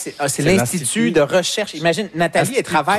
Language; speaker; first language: French; native; French